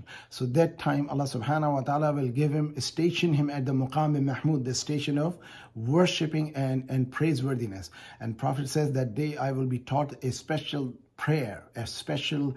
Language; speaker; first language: English; non-native, fluent; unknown